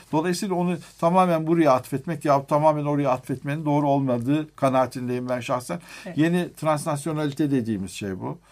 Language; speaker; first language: Turkish; native; Turkish